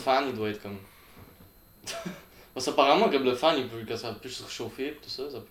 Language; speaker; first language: French; native; French